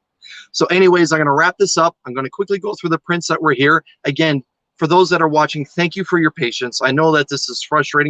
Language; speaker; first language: English; native; English